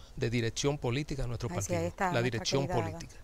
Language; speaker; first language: Spanish; native; Spanish